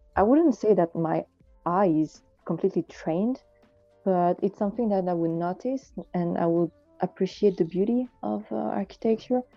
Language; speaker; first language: English; non-native, fluent; French